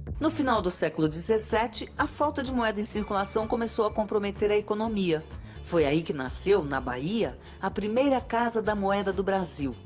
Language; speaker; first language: Portuguese; native; Portuguese